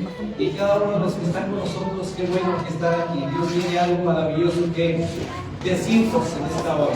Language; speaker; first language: Spanish; native; Spanish